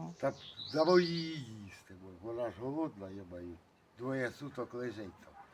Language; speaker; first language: Ukrainian; native; Ukrainian